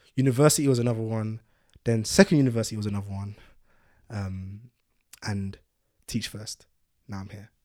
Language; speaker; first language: English; early bilingual, other home language; Yoruba